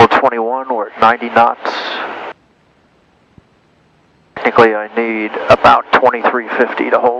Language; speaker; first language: English; native; English